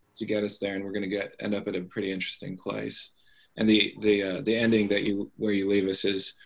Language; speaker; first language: English; native; English